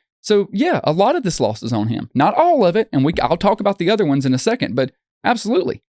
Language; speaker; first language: English; native; English